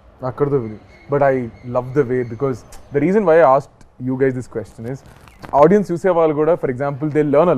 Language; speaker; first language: Telugu; native; Telugu